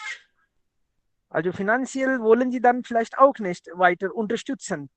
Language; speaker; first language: German; non-native, fluent; Hindi